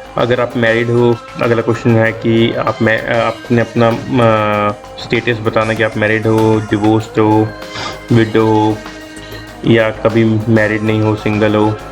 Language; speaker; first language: Hindi; non-native, local second language; Punjabi